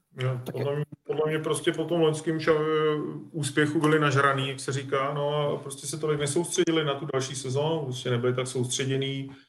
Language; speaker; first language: Czech; native; Czech